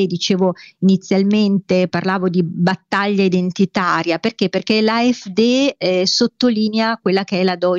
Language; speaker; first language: Italian; native; Italian